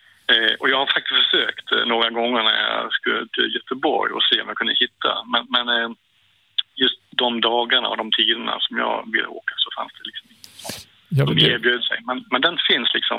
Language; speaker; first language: Swedish; native; Swedish